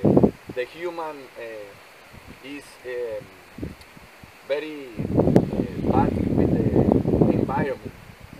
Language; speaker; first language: English; non-native, learner; Spanish